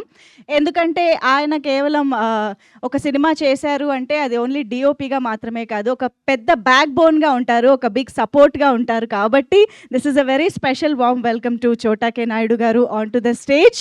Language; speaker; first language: Telugu; native; Telugu